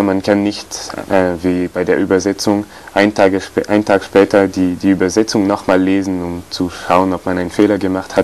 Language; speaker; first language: German; non-native, fluent; French